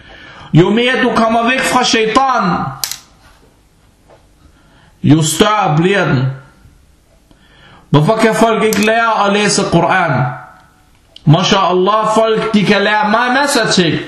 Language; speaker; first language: Danish; non-native, fluent; Arabic